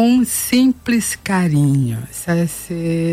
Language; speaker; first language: French; non-native, learner; Portuguese